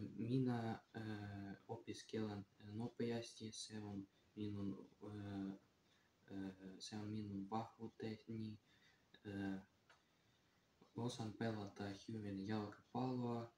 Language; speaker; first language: Finnish; non-native, learner; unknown